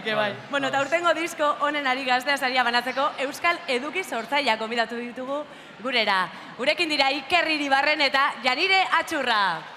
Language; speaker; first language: Basque; native; Basque